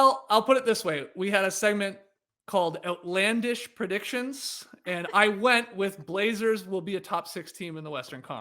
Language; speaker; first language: English; native; English